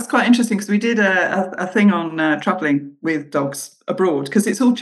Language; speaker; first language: English; native; English